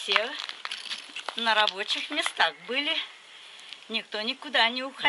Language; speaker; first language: Russian; native; Russian